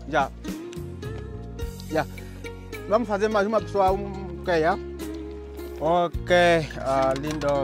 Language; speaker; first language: Portuguese; non-native, learner; Vietnamese